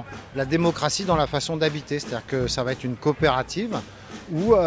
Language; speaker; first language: French; native; French